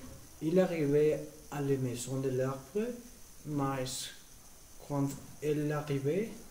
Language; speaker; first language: French; non-native, learner; Spanish